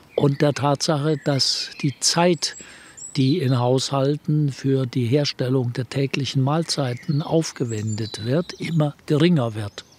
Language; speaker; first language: German; native; German